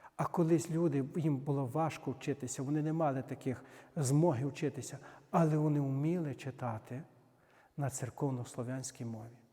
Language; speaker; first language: Ukrainian; native; Ukrainian